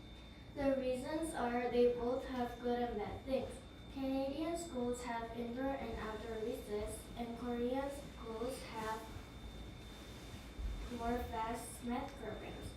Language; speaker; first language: English; non-native, learner; Korean